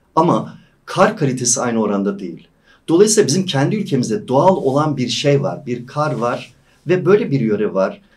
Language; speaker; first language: Turkish; native; Turkish